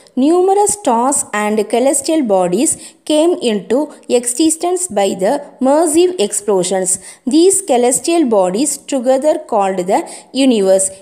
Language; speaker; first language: English; non-native, local second language; Tamil